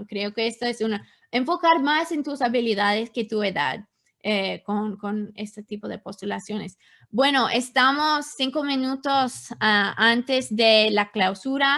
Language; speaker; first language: Spanish; non-native, fluent; English